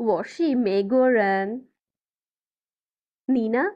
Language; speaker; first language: Chinese; non-native, fluent; Bangla